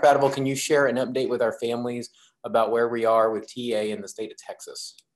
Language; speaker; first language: English; native; English